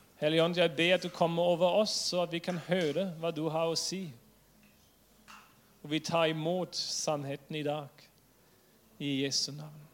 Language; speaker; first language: Norwegian; non-native, fluent; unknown